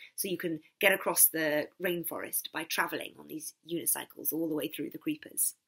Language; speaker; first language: English; native; English